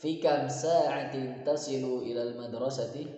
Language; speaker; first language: Arabic; non-native, fluent; Indonesian